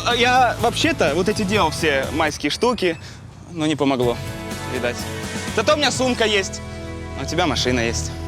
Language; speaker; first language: Russian; native; Russian